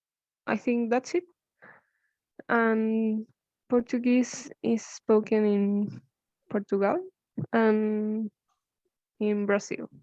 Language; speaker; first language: English; non-native, learner; Spanish